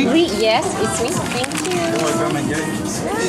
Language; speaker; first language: English; non-native, learner; Korean